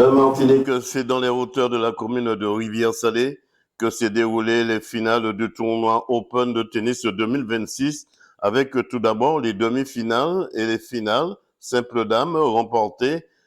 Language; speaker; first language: French; native; French